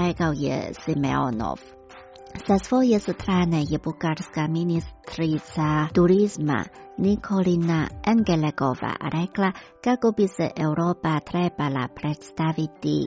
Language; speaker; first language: Croatian; non-native, fluent; Chinese